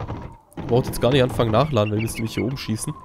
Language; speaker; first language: German; native; German